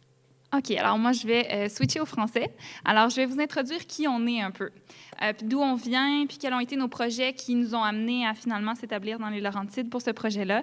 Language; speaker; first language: French; native; French